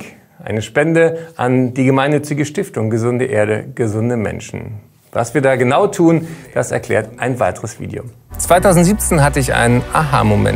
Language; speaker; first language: German; native; German